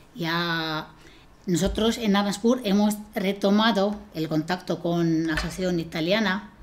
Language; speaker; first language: Spanish; non-native, fluent; Estonian